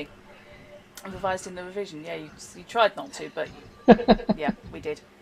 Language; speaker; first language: English; native; English